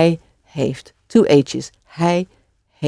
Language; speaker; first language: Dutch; non-native, fluent; English